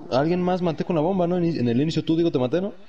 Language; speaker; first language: Spanish; native; Spanish